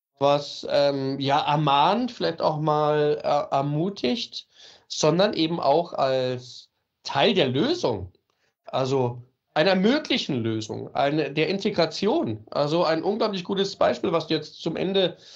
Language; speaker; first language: German; native; German